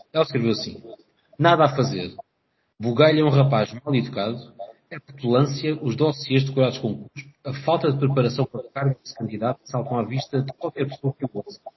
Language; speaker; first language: Portuguese; native; Portuguese